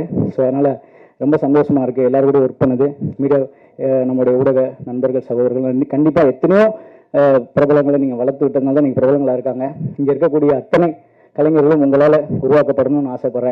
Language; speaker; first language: Tamil; native; Tamil